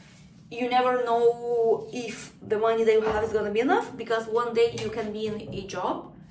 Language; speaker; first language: English; non-native, fluent; Spanish